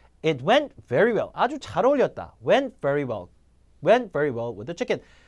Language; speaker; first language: English; non-native, fluent; Korean